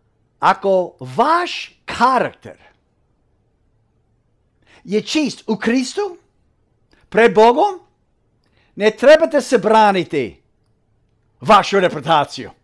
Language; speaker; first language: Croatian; early bilingual, heritage; English